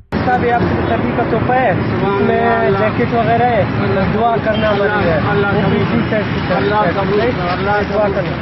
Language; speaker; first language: Hindi; non-native, local second language; Pashto